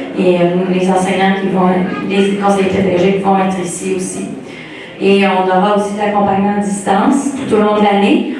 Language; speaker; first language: French; native; French